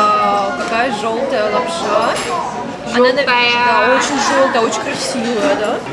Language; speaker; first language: Russian; native; Russian